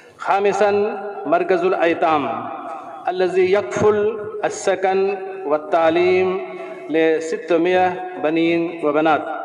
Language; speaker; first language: Urdu; native; Urdu